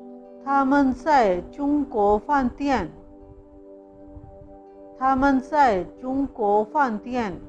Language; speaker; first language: Chinese; non-native, fluent; Urdu